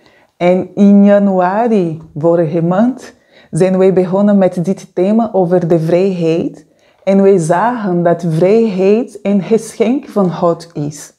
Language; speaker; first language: Dutch; non-native, fluent; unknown